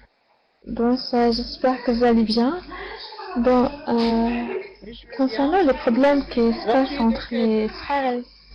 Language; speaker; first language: French; non-native, learner; Arabic